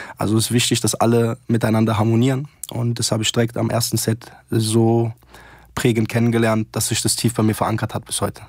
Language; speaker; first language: German; early bilingual, other home language; Arabic